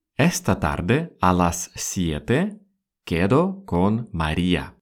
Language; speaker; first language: Spanish; non-native, fluent; Russian